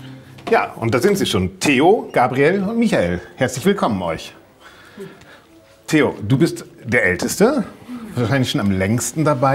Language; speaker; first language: German; native; German